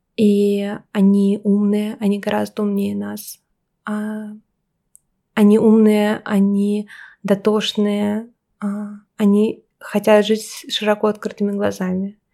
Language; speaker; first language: Russian; native; Russian